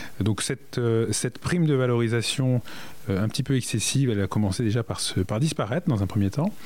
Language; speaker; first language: French; native; French